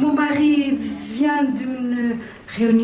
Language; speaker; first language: French; non-native, learner; Portuguese